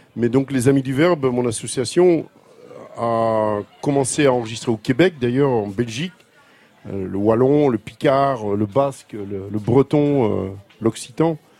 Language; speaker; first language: French; non-native, fluent; Dutch